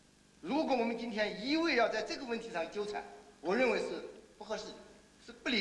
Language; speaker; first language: Chinese; native; Chinese